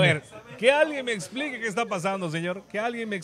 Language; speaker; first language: Spanish; native; Spanish